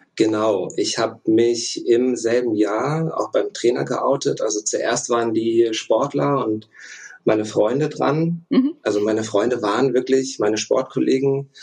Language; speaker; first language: German; early bilingual, other home language; Russian